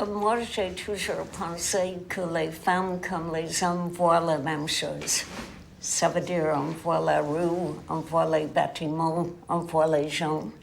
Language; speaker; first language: French; non-native, fluent; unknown